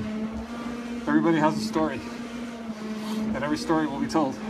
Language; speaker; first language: English; native; English